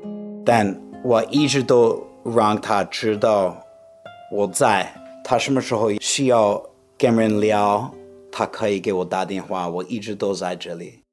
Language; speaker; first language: Chinese; non-native, fluent; English